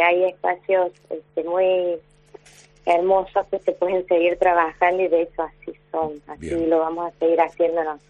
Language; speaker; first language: Spanish; native; Spanish